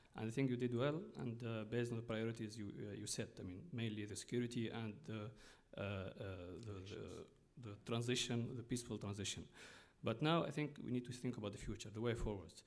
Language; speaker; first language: English; non-native, fluent; Arabic